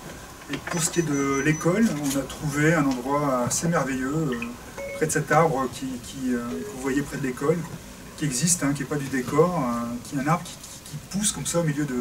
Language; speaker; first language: French; native; French